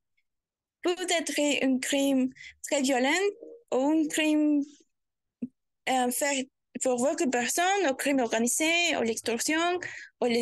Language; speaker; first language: French; non-native, learner; Spanish